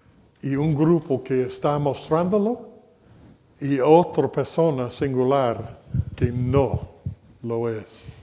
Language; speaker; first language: Spanish; non-native, fluent; English